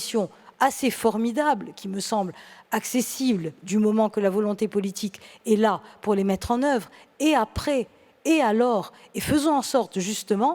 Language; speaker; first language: French; native; French